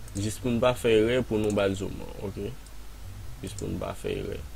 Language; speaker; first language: French; non-native, learner; Haitian Creole